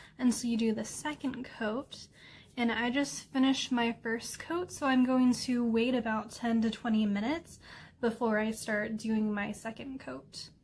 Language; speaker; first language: English; native; English